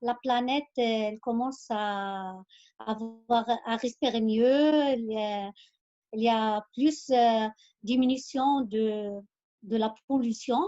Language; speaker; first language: French; non-native, local second language; Arabic